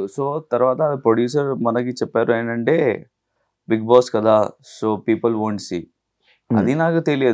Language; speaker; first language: Telugu; non-native, learner; Hindi